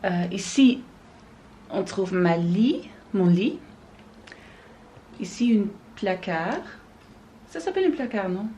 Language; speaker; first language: French; non-native, learner; Dutch